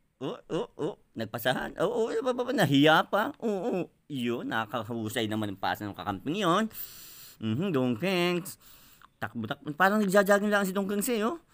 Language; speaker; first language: Filipino; native; Filipino